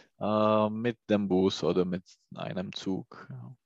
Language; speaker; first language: German; non-native, learner; Czech